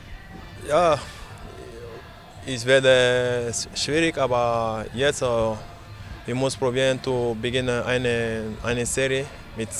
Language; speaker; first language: German; non-native, learner; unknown